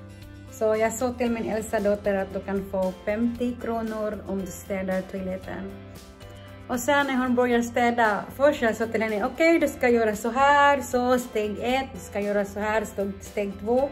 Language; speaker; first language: Swedish; non-native, learner; Cebuano